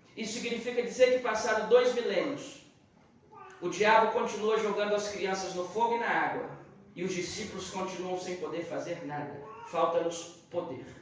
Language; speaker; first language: Portuguese; native; Portuguese